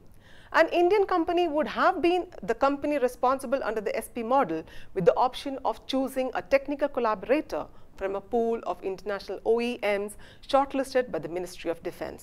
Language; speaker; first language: English; non-native, local second language; Malayalam